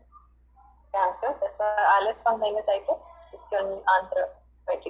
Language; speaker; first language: German; non-native, learner; Hindi